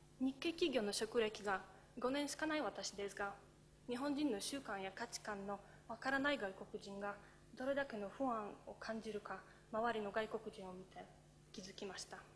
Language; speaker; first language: Japanese; non-native, fluent; Polish